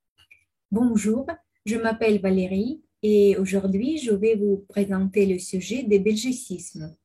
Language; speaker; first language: French; non-native, fluent; Russian